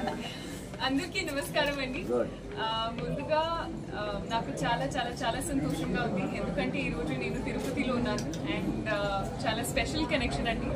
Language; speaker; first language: Telugu; non-native, learner; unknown